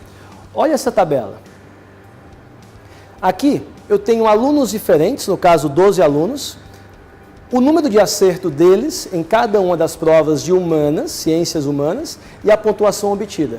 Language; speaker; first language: Portuguese; native; Portuguese